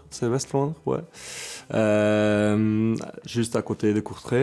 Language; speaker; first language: French; non-native, local second language; Dutch